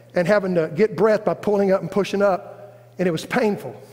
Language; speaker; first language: English; native; English